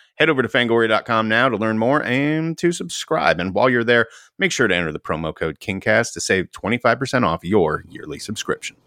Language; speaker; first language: English; native; English